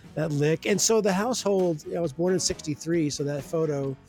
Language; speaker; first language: English; native; English